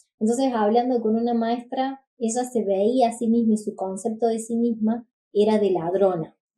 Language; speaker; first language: Spanish; native; Spanish